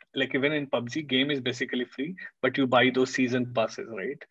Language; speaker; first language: English; non-native, local second language; Hindi